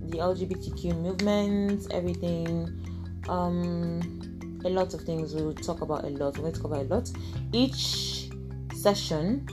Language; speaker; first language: English; non-native, local second language; Igbo